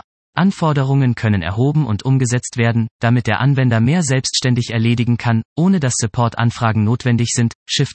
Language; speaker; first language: German; native; German